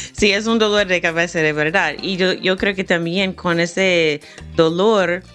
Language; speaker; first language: Spanish; non-native, fluent; English